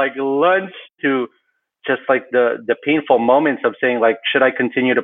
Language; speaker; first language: English; early bilingual, other home language; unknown